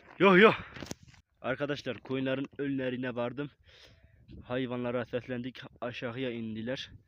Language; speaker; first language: Turkish; non-native, local second language; Kurdish